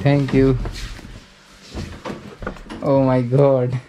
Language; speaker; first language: English; non-native, local second language; Hindi